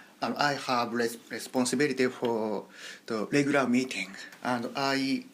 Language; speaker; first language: English; non-native, learner; Japanese